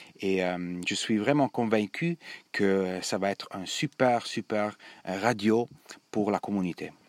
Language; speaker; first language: French; non-native, learner; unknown